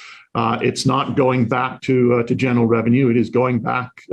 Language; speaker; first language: English; native; English